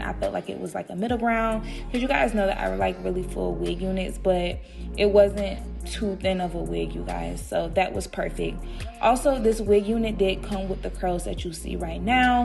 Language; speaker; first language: English; native; English